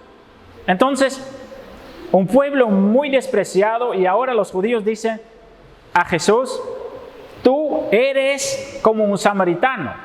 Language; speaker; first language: Spanish; non-native, fluent; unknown